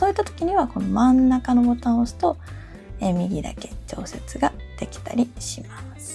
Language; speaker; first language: Japanese; native; Japanese